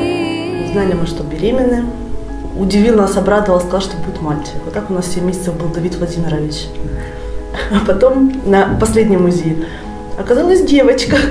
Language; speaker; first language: Russian; native; Russian